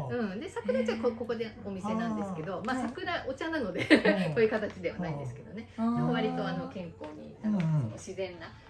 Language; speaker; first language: Japanese; native; Japanese